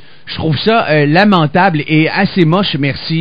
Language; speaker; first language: French; native; French